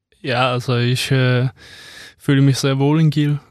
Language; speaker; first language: German; non-native, fluent; Danish